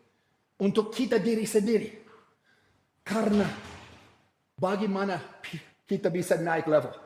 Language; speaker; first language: Indonesian; non-native, fluent; English